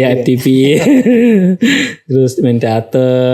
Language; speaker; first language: Indonesian; native; Indonesian